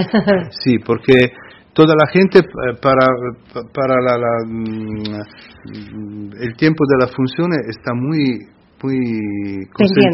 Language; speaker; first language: Spanish; non-native, fluent; Italian